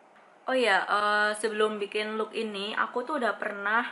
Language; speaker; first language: Indonesian; native; Indonesian